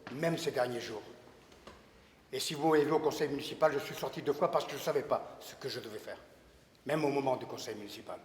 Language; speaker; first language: French; native; French